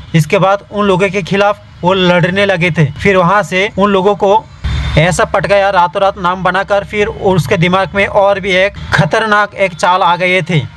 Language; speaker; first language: Hindi; non-native, local second language; Bangla